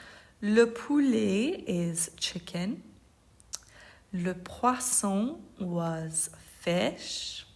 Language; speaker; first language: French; non-native, fluent; English